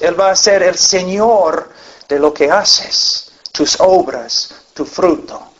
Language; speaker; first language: Spanish; non-native, fluent; English